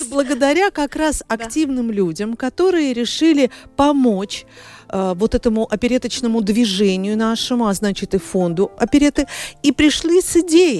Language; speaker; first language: Russian; native; Russian